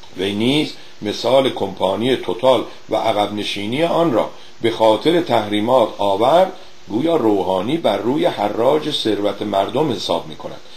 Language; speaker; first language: Persian; native; Persian